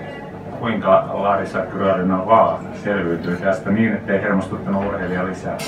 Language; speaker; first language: Finnish; native; Finnish